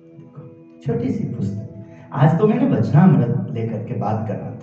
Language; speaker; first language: Hindi; native; Hindi